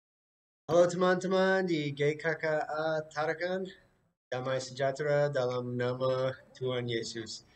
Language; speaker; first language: Indonesian; non-native, fluent; English